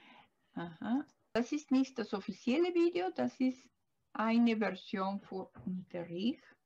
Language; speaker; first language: German; non-native, learner; Spanish